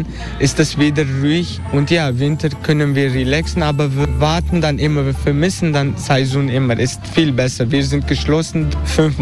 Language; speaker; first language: German; non-native, learner; Turkish